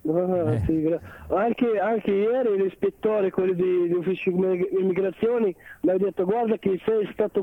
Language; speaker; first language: Italian; non-native, learner; Arabic